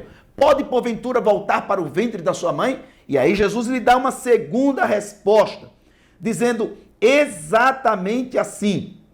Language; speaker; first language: Portuguese; native; Portuguese